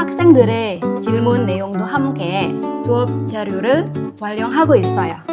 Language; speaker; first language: Korean; non-native, fluent; Indonesian